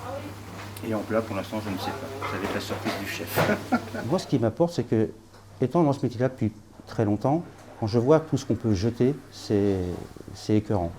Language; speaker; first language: French; native; French